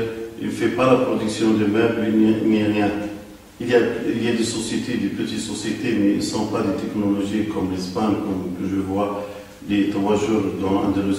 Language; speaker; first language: French; non-native, local second language; Arabic